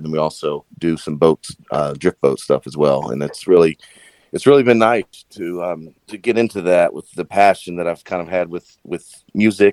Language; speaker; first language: English; native; English